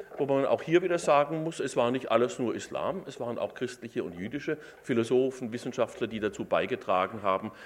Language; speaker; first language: German; native; German